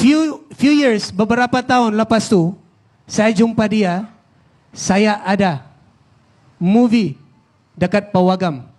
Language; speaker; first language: Indonesian; non-native, fluent; Filipino